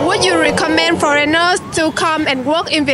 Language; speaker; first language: English; non-native, learner; Vietnamese